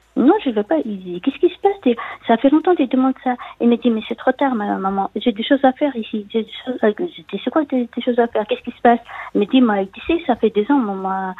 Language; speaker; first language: French; non-native, local second language; Arabic